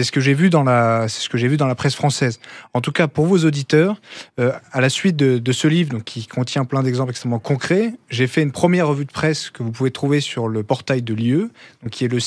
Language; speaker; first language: French; native; French